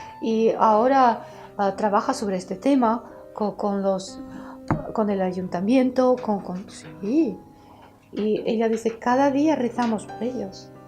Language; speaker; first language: Spanish; early bilingual, heritage; Spanish